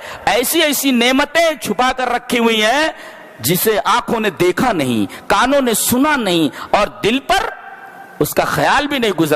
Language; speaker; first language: Urdu; native; Urdu